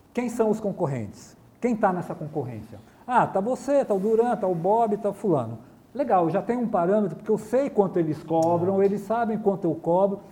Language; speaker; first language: Portuguese; native; Portuguese